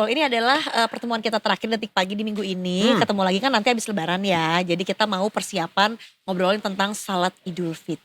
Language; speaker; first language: Indonesian; native; Indonesian